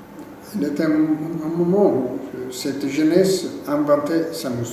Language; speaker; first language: French; non-native, fluent; Italian